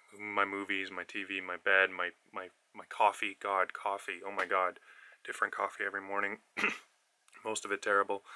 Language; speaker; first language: English; native; English